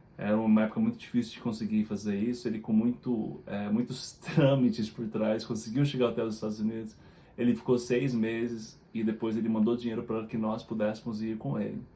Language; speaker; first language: Portuguese; native; Portuguese